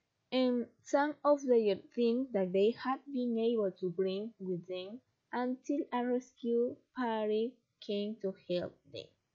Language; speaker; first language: English; non-native, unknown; Spanish